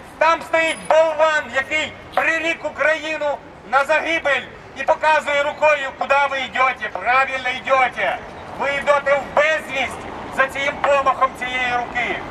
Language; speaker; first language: Ukrainian; native; Ukrainian